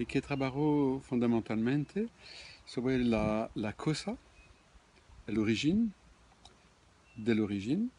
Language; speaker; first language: Spanish; non-native, fluent; French